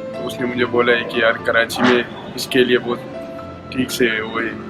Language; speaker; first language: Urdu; non-native, local second language; Khowar